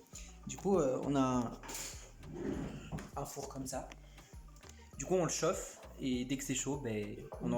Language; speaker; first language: French; early bilingual, other home language; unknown